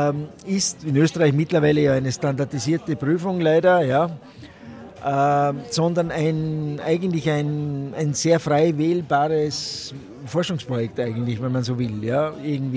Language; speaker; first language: German; native; German